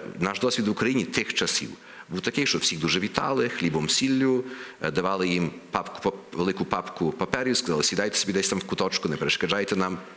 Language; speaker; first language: Ukrainian; early bilingual, heritage; Ukrainian